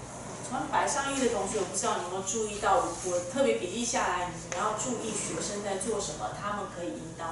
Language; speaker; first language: Chinese; native; Chinese